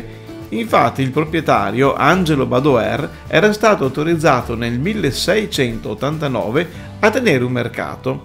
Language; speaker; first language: Italian; native; Italian